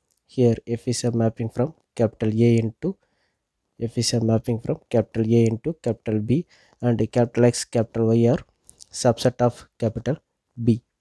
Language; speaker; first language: English; non-native, local second language; Tamil